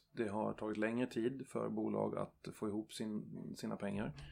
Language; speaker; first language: Swedish; native; Swedish